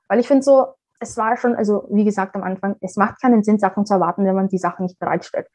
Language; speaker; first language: German; early bilingual, other home language; Somali